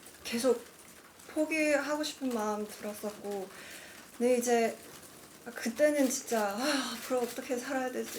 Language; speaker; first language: Korean; non-native, fluent; Cantonese